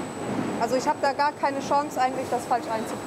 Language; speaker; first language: German; native; German